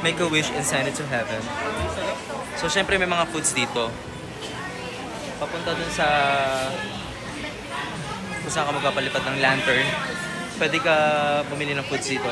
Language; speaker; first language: Filipino; non-native, local second language; Cebuano